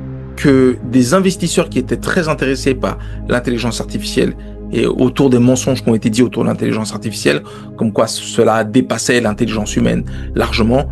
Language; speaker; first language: French; native; French